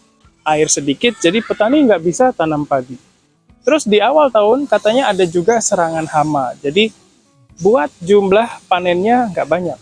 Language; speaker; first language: Indonesian; native; Indonesian